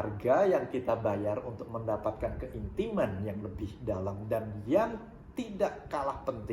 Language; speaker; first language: Indonesian; native; Indonesian